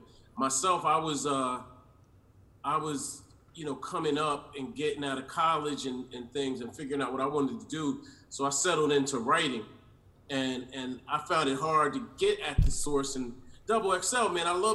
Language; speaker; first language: English; native; English